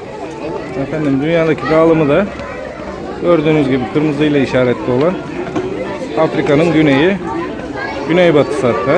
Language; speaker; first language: Turkish; native; Turkish